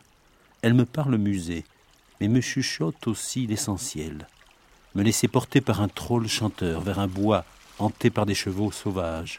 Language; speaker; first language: French; native; French